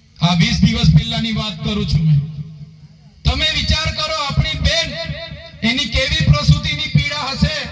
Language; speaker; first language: Gujarati; non-native, local second language; Vasavi